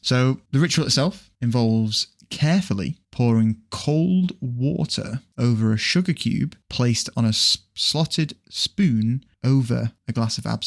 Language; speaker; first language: English; native; English